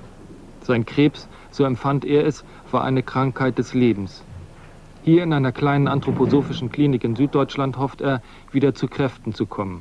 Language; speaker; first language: German; native; German